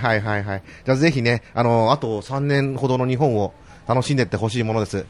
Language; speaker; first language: Japanese; native; Japanese